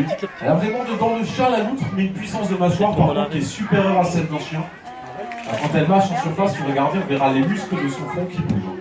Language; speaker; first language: French; native; French